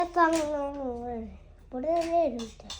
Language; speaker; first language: Japanese; early bilingual, other home language; Filipino